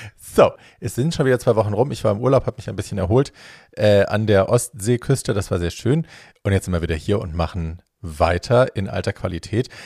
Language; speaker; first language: German; native; German